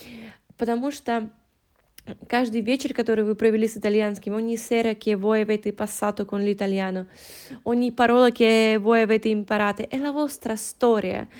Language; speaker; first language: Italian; non-native, fluent; Russian